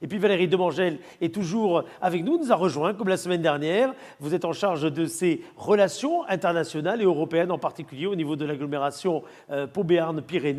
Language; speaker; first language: French; native; French